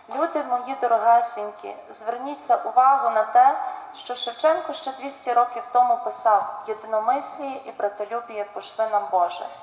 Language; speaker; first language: Ukrainian; native; Ukrainian